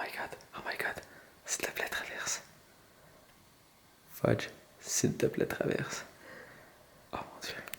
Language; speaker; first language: French; native; French